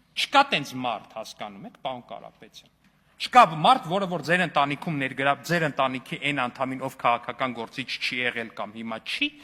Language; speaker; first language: Armenian; native; Armenian